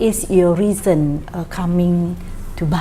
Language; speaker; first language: English; non-native, fluent; Indonesian